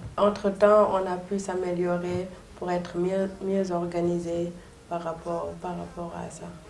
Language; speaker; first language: French; non-native, local second language; Soninke